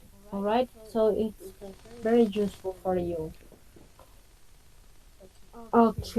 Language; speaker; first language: English; non-native, fluent; Spanish